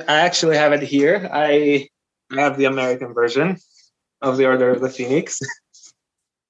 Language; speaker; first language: English; non-native, fluent; Albanian